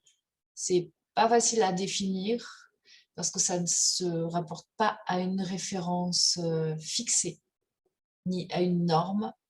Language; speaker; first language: French; native; French